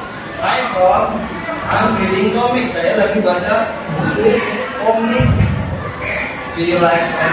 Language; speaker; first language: English; non-native, local second language; Javanese